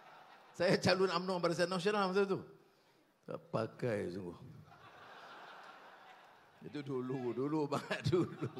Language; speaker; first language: Malay; native; Malay